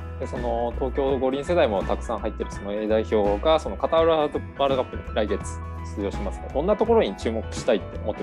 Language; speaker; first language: Japanese; native; Japanese